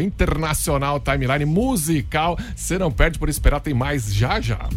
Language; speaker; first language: Portuguese; native; Portuguese